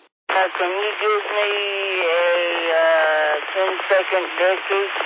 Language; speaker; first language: English; native; English